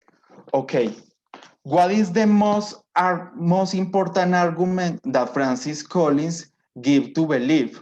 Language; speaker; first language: English; non-native, learner; Spanish